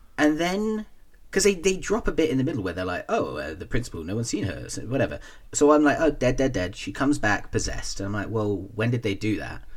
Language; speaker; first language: English; native; English